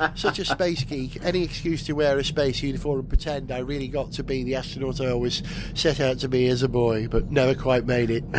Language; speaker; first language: English; native; English